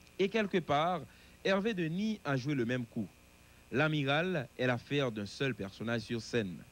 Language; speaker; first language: French; non-native, local second language; Haitian Creole